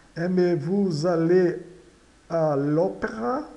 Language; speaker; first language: French; non-native, fluent; Portuguese